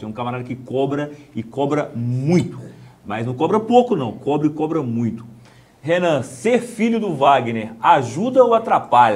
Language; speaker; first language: Portuguese; native; Portuguese